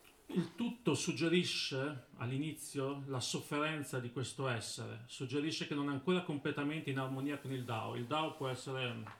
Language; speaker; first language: Italian; native; Italian